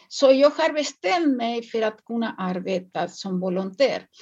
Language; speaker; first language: Swedish; non-native, fluent; Spanish